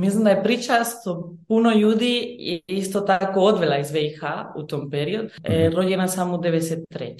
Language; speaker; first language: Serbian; early bilingual, heritage; Bosnian